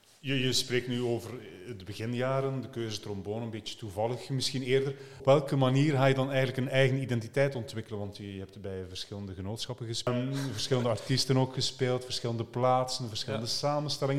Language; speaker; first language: Dutch; native; Dutch